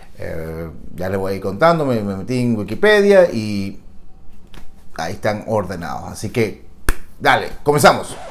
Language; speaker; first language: Spanish; native; Spanish